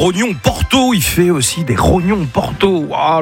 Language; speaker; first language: French; native; French